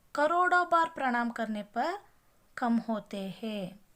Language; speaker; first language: Hindi; non-native, local second language; Kannada